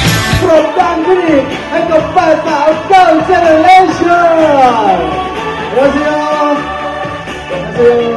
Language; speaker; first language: Thai; native; Thai